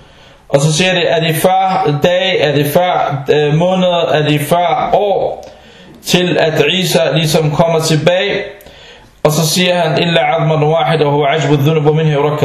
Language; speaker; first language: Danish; non-native, fluent; Arabic